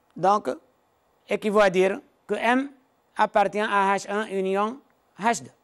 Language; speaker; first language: French; non-native, local second language; Arabic